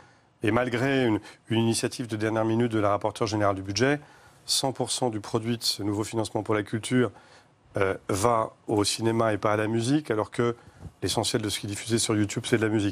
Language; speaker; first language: French; native; French